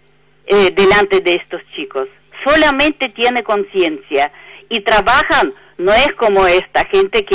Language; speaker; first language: Spanish; non-native, fluent; Russian